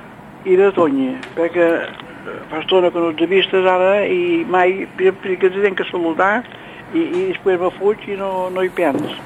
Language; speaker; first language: Catalan; native; Catalan